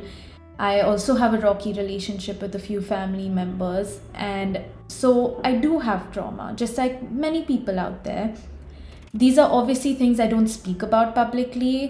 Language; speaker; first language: English; non-native, local second language; Hindi